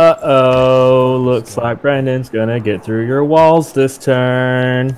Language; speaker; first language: English; native; English